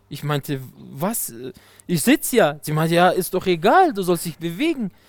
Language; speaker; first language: German; non-native, fluent; Persian